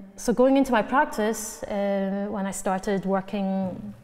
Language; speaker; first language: English; native; English